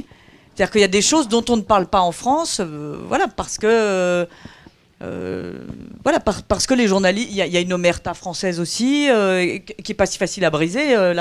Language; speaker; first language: French; native; French